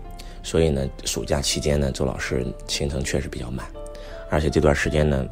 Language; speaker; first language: Chinese; native; Chinese